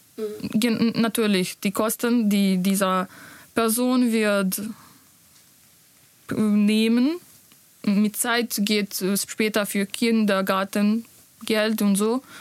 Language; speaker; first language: German; non-native, learner; Bosnian